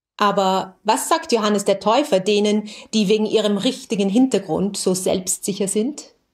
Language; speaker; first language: German; native; German